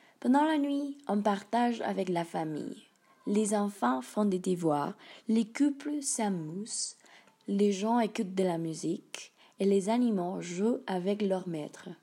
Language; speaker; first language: French; non-native, learner; Spanish